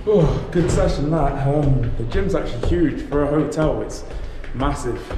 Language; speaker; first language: English; native; English